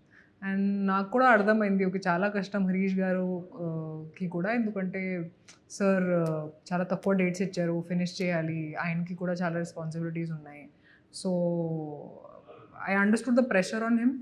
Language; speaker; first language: Telugu; non-native, local second language; Hindi